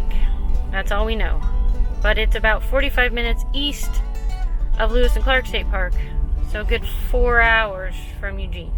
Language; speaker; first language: English; native; English